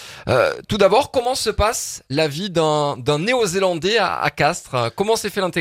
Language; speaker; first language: French; native; French